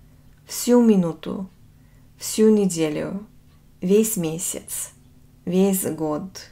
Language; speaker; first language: Russian; non-native, fluent; English